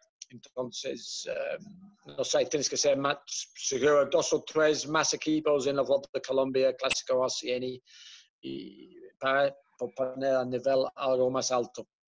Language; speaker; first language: Spanish; non-native, fluent; Dutch